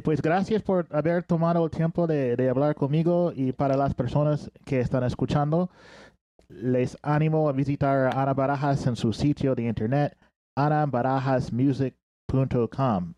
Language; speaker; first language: Spanish; non-native, fluent; English